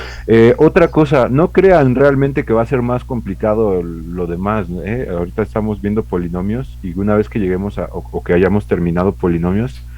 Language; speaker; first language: Spanish; native; Spanish